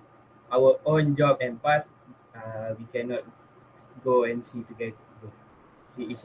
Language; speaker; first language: English; non-native, local second language; Malay